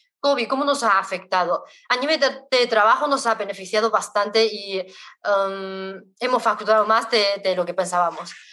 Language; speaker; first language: Spanish; non-native, fluent; Chinese